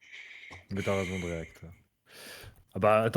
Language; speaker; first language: French; native; French